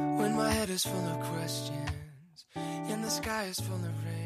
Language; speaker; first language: English; native; English